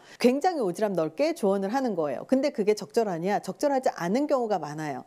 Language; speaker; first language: Korean; native; Korean